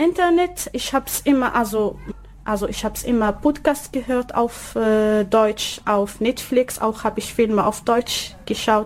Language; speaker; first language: German; non-native, learner; Arabic